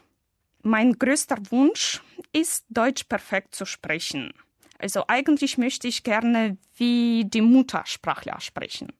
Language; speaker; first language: German; non-native, fluent; Russian